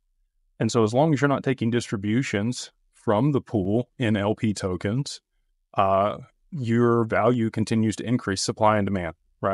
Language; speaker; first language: English; native; English